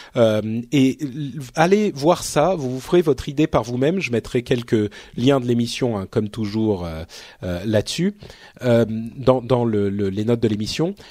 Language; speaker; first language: French; native; French